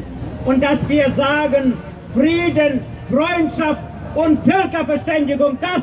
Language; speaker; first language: German; non-native, fluent; Russian